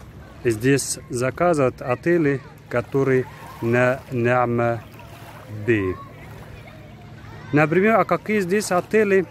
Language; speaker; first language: Russian; non-native, fluent; Arabic